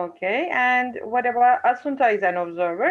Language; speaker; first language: English; non-native, fluent; Turkish